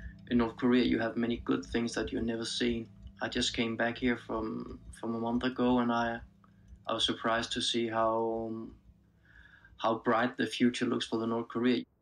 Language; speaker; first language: English; non-native, fluent; Danish